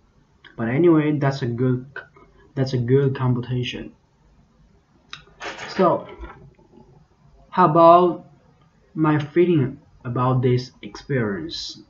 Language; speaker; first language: English; non-native, learner; Chinese